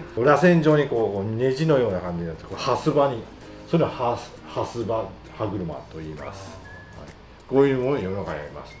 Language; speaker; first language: Japanese; native; Japanese